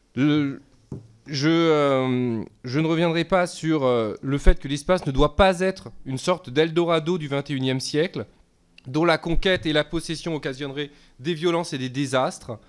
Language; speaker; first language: French; native; French